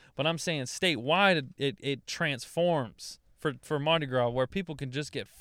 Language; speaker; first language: English; native; English